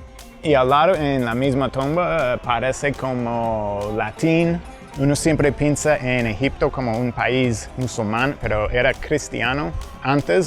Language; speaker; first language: Spanish; non-native, fluent; English